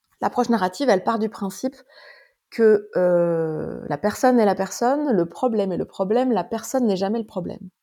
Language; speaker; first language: French; native; French